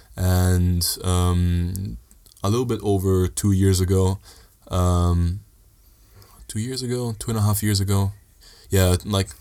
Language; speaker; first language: English; early bilingual, heritage; Dutch